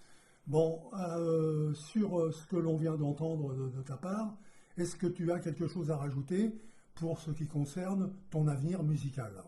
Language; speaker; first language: French; native; French